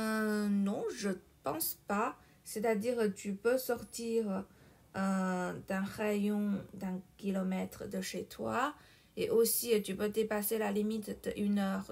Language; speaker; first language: French; non-native, fluent; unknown